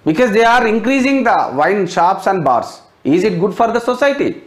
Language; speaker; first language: English; non-native, local second language; Telugu